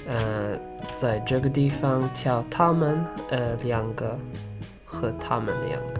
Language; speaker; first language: Chinese; early bilingual, heritage; Chinese